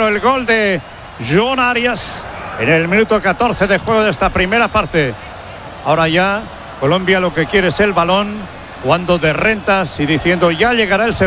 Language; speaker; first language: Spanish; native; Spanish